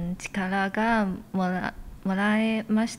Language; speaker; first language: Japanese; non-native, fluent; Chinese